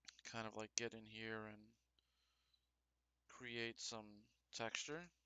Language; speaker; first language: English; native; English